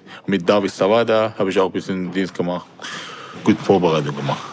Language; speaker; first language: German; non-native, learner; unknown